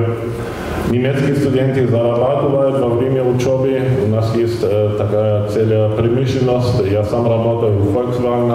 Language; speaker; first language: Russian; non-native, fluent; German